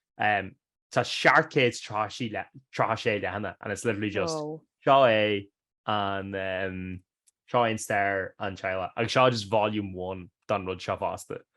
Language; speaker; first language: Irish; native; Irish